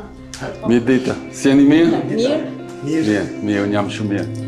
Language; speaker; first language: Albanian; non-native, learner; English